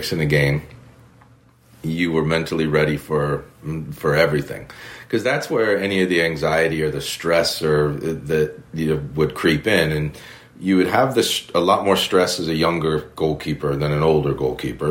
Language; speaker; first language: English; native; English